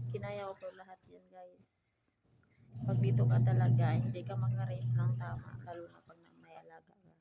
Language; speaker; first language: Filipino; non-native, local second language; Cebuano